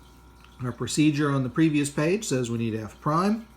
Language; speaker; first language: English; native; English